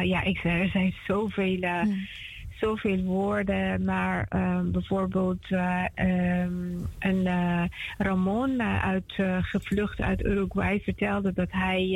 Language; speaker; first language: Dutch; non-native, fluent; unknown